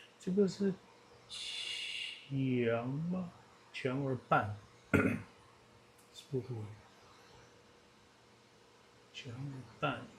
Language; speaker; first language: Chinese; non-native, learner; Dutch